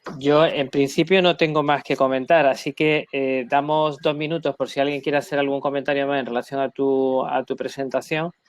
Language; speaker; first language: Spanish; native; Spanish